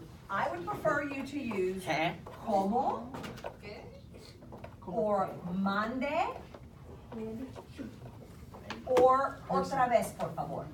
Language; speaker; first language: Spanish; non-native, fluent; English